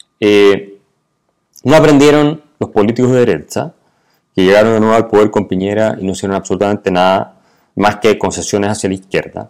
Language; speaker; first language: Spanish; native; Spanish